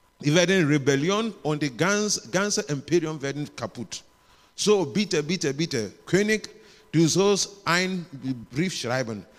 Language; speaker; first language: German; non-native, learner; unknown